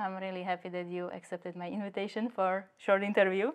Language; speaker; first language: English; non-native, fluent; Slovak